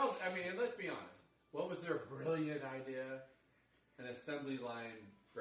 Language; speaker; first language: English; native; English